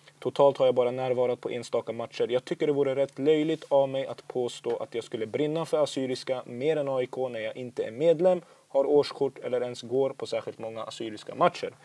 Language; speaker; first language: Swedish; early bilingual, other home language; Assyrian Neo-Aramaic